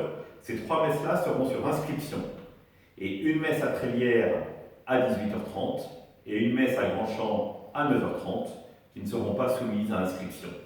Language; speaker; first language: French; native; French